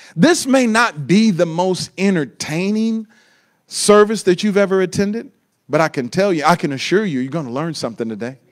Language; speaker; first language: English; native; English